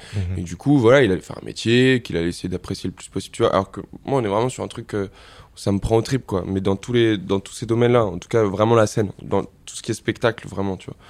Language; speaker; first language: French; native; French